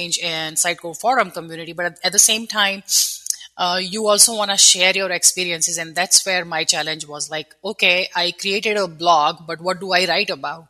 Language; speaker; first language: English; non-native, local second language; Gujarati